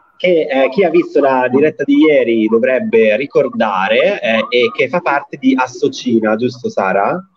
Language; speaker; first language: Italian; native; Italian